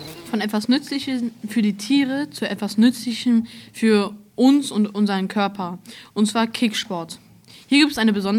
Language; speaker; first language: German; native; German